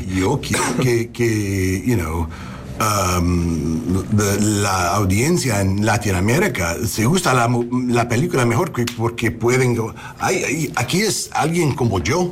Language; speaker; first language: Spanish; early bilingual, heritage; English